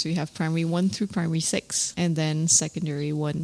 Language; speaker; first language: English; native; English